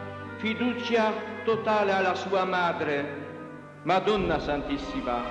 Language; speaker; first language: Italian; non-native, fluent; Polish